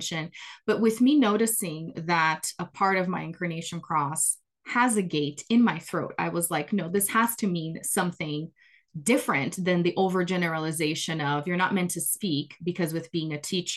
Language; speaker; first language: English; non-native, fluent; Portuguese